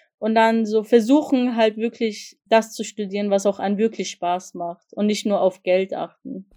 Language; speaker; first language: German; early bilingual, other home language; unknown